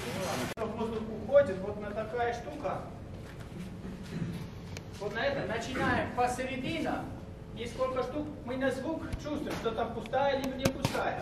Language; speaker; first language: Russian; non-native, learner; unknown